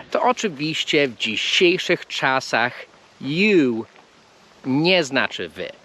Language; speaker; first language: Polish; non-native, fluent; English